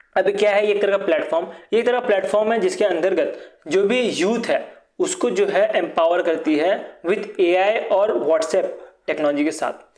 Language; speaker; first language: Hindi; non-native, local second language; Assamese